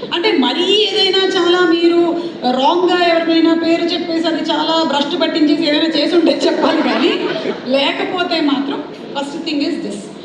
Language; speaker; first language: Telugu; non-native, local second language; Malayalam